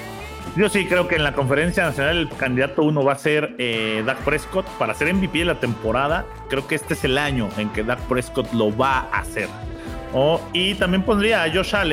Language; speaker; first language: Spanish; native; Spanish